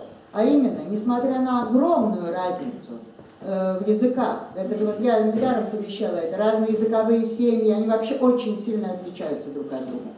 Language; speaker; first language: Russian; native; Russian